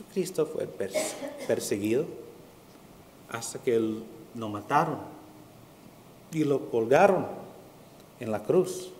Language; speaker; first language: Spanish; early bilingual, heritage; Spanish